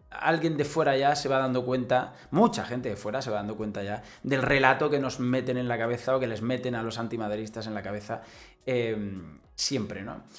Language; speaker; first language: Spanish; native; Spanish